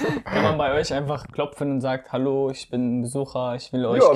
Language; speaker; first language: German; non-native, fluent; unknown